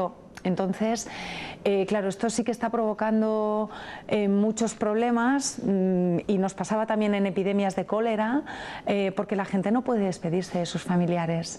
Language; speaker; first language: Spanish; native; Spanish